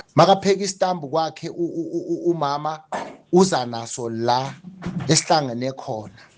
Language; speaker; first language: Zulu; non-native, local second language; Tswana